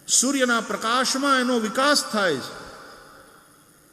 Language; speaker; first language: Hindi; non-native, local second language; Gujarati